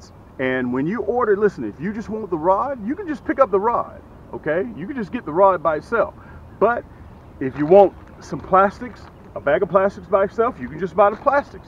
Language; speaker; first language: English; native; English